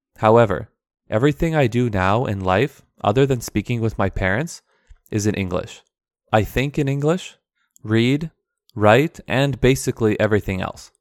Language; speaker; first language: English; early bilingual, other home language; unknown